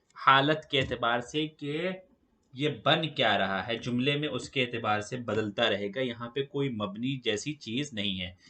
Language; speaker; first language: Urdu; native; Urdu